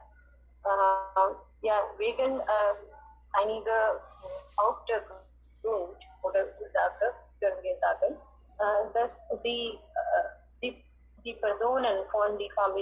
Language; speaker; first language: German; non-native, learner; Hindi